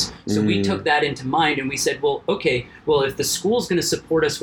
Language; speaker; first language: English; native; English